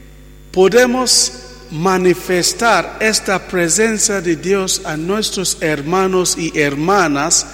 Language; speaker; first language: Spanish; non-native, fluent; Italian